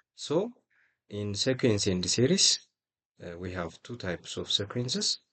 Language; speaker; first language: English; non-native, local second language; Amharic